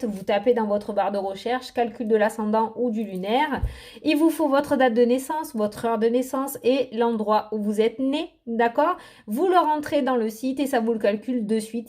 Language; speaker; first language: French; native; French